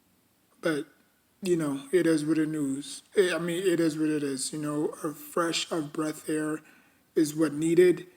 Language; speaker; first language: English; native; English